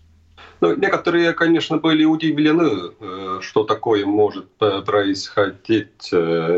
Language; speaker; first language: Russian; non-native, fluent; Estonian